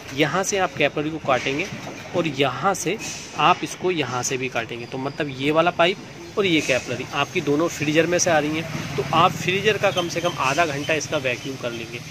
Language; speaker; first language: Hindi; native; Hindi